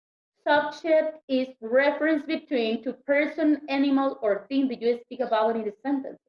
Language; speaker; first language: English; non-native, learner; Spanish